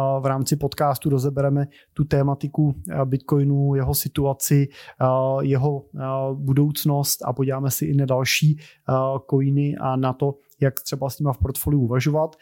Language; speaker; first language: Czech; native; Czech